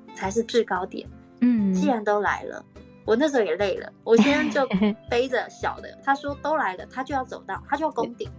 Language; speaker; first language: Chinese; non-native, local second language; Hakka Chinese